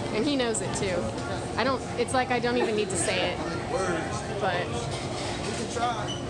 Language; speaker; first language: English; non-native, fluent; Dutch